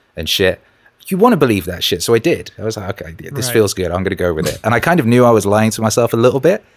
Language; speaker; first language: English; native; English